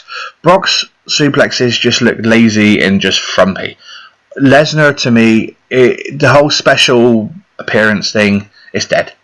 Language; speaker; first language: English; native; English